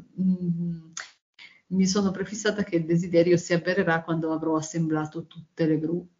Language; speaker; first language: Italian; native; Italian